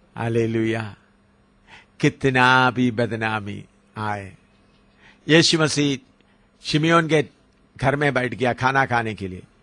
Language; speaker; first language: Hindi; non-native, local second language; Malayalam